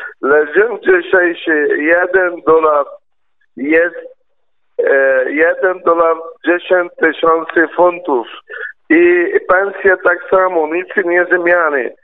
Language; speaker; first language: Polish; non-native, learner; Arabic